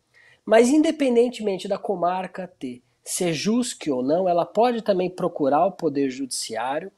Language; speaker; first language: Portuguese; native; Portuguese